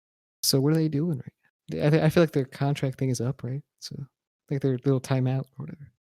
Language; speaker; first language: English; native; English